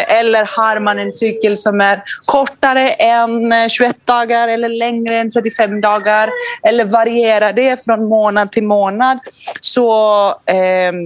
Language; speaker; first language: Swedish; non-native, fluent; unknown